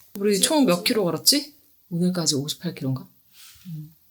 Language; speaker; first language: Korean; native; Korean